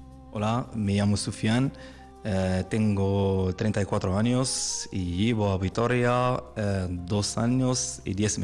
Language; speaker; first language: Spanish; non-native, fluent; Arabic